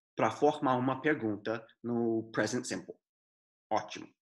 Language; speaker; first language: Portuguese; non-native, fluent; English